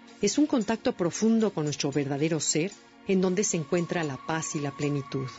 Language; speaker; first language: Spanish; native; Spanish